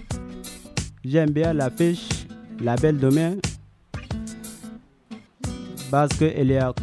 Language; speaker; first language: French; non-native, learner; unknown